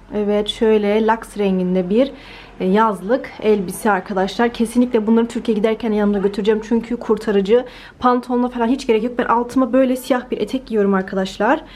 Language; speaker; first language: Turkish; early bilingual, heritage; Turkish